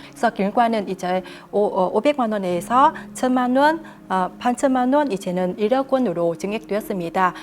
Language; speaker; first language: Korean; non-native, fluent; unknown